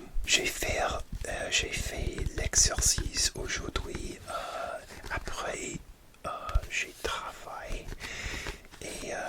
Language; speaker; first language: French; non-native, learner; English